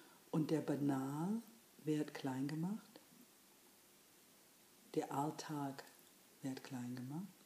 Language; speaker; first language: German; non-native, fluent; English